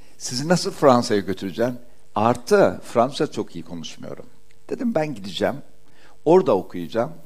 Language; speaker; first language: Turkish; early bilingual, heritage; Turkish